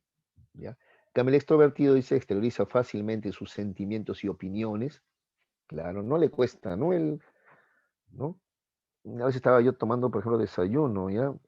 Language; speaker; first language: Spanish; native; Spanish